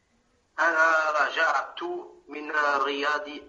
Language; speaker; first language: Arabic; non-native, learner; French